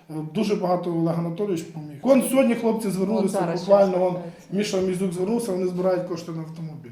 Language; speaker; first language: Ukrainian; native; Ukrainian